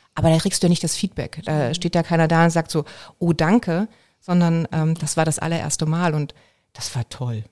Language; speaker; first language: German; native; German